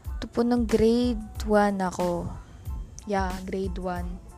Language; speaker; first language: Filipino; native; Filipino